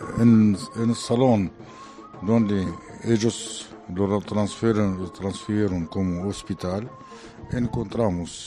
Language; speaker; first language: Spanish; non-native, fluent; Arabic